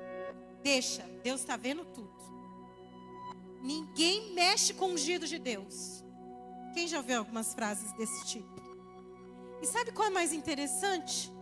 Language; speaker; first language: Portuguese; native; Portuguese